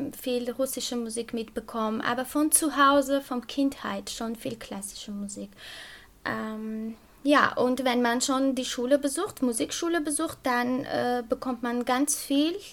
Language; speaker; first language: German; non-native, fluent; Armenian